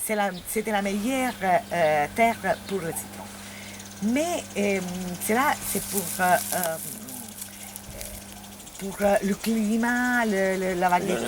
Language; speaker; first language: French; non-native, fluent; Italian